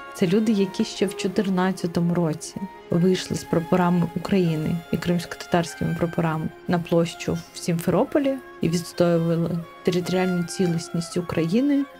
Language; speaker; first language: Ukrainian; non-native, local second language; Crimean Tatar